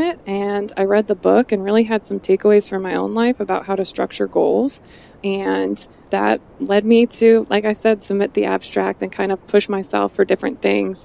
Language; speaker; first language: English; native; English